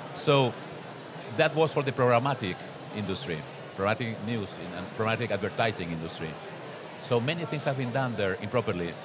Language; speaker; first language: English; non-native, fluent; Spanish